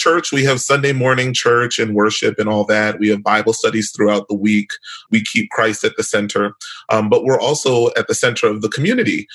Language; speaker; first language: English; native; English